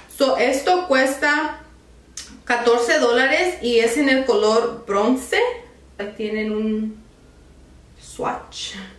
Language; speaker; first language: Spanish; early bilingual, other home language; English